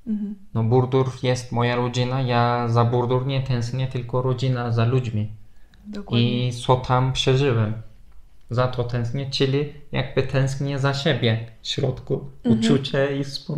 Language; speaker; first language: Polish; non-native, fluent; Turkish